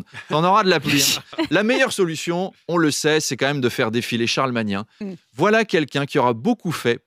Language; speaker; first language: French; native; French